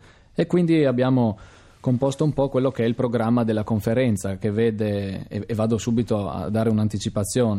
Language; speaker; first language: Italian; native; Italian